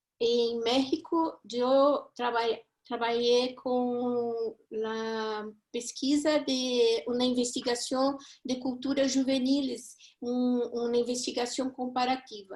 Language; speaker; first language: Spanish; non-native, fluent; Portuguese